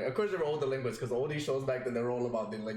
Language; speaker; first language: English; native; English